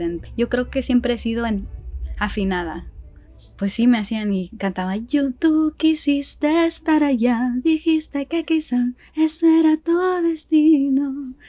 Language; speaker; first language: Spanish; early bilingual, heritage; Spanish